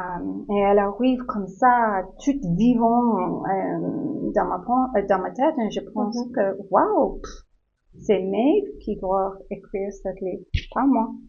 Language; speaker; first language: French; non-native, learner; English